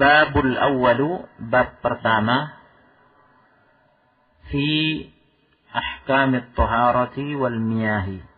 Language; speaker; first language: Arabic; non-native, fluent; Indonesian